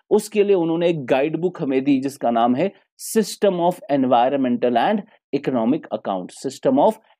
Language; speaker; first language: Hindi; non-native, local second language; Kashmiri